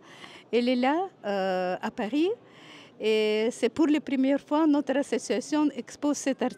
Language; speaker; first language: French; non-native, fluent; Russian